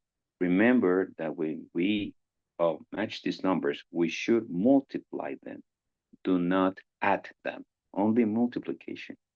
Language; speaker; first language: English; non-native, fluent; Spanish